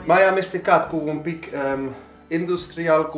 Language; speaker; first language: Romanian; non-native, learner; Dutch